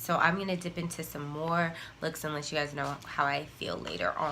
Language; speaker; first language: English; native; English